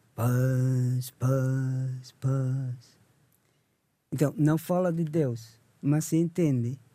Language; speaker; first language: Portuguese; non-native, learner; English